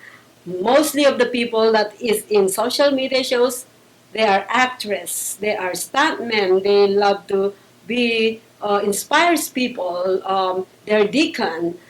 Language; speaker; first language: English; non-native, local second language; Filipino